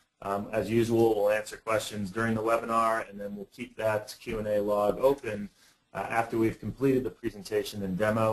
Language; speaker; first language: English; native; English